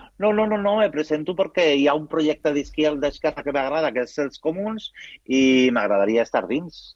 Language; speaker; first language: Catalan; non-native, local second language; Spanish